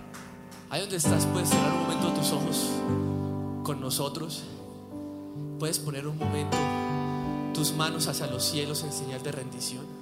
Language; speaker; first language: Spanish; native; Spanish